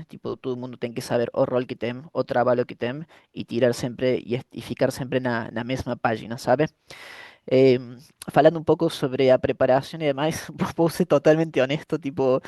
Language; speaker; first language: Portuguese; non-native, fluent; Spanish